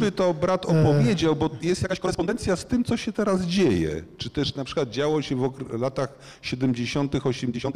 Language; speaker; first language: Polish; native; Polish